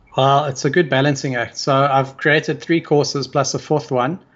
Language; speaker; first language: English; native; English